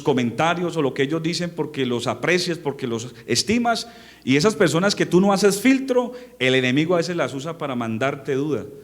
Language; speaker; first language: Spanish; native; Spanish